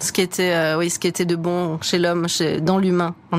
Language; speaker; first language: French; native; French